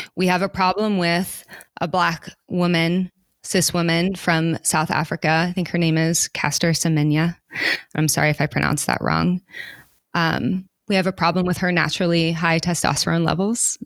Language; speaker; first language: English; native; English